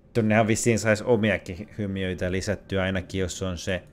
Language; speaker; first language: Finnish; native; Finnish